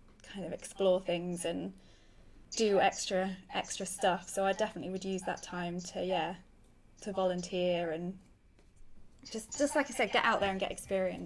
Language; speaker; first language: English; native; English